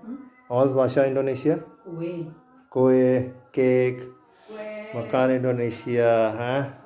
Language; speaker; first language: Indonesian; non-native, learner; Urdu